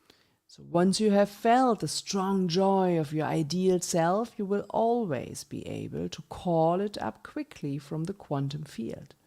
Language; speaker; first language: English; non-native, fluent; German